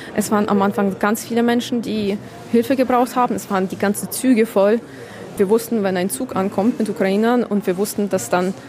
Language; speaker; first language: German; non-native, fluent; Ukrainian